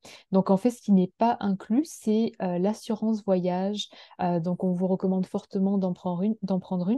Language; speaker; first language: French; native; French